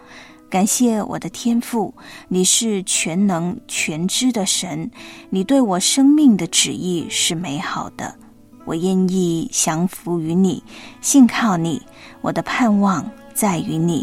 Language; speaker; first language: Chinese; native; Chinese